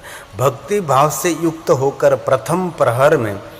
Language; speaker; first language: Hindi; non-native, local second language; Gujarati